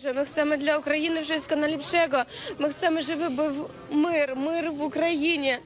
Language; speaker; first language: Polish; non-native, learner; Ukrainian